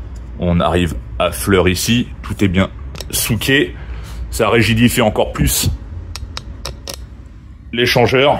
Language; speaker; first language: French; native; French